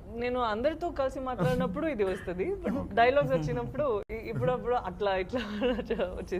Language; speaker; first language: Telugu; non-native, local second language; Badaga